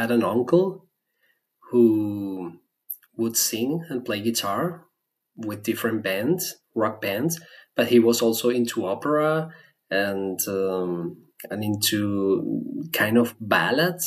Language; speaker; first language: English; non-native, fluent; Spanish